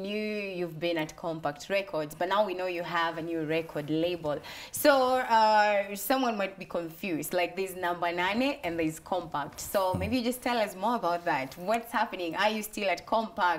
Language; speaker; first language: English; non-native, local second language; Swahili